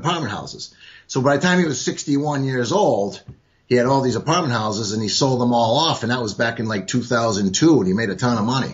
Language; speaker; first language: English; native; English